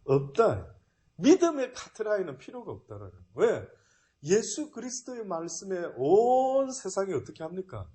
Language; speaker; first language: Korean; native; Korean